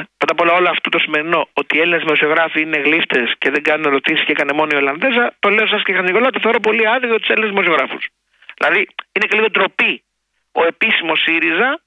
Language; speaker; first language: Greek; native; Greek